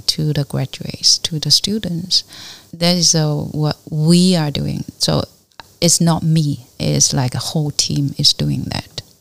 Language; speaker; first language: English; non-native, learner; Chinese